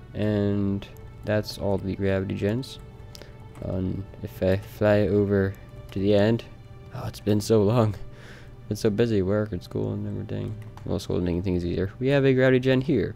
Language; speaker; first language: English; native; English